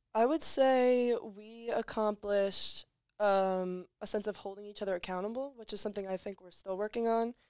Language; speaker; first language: English; native; English